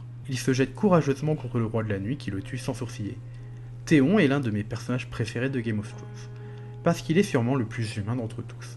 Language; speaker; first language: French; native; French